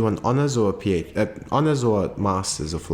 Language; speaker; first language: English; native; English